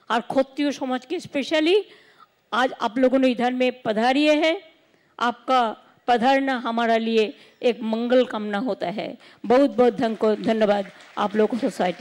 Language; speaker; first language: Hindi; non-native, local second language; Bangla